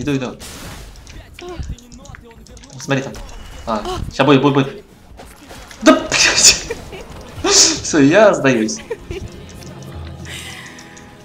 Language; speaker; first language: Russian; native; Russian